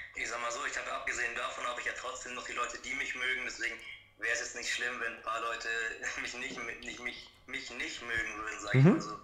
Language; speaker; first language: German; native; German